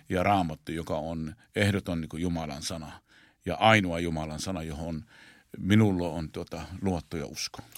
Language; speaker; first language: Finnish; non-native, fluent; Arabic